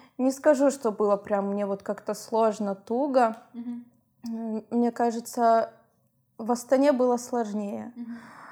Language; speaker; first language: Russian; native; Russian